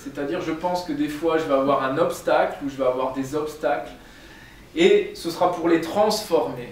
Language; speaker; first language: French; native; French